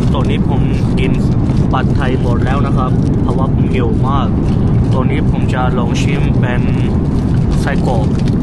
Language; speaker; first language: Thai; non-native, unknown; Punjabi